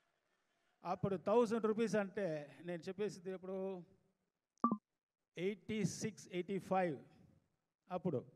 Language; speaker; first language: Telugu; non-native, fluent; Tamil